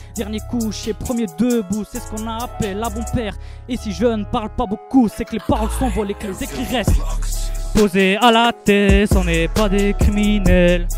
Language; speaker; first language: French; non-native, fluent; Romanian